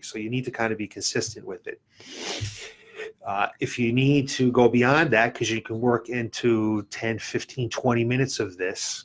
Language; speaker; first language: English; native; English